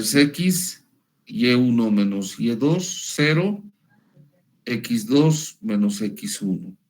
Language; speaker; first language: Spanish; native; Spanish